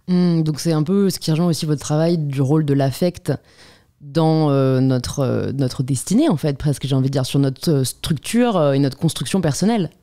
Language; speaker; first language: French; native; French